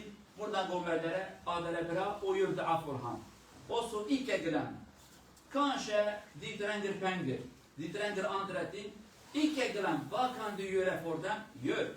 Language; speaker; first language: Norwegian; non-native, learner; Kurdish